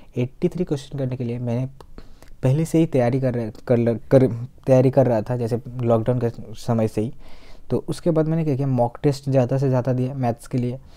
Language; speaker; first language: Hindi; non-native, local second language; Bangla